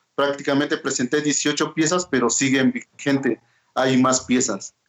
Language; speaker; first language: Spanish; non-native, local second language; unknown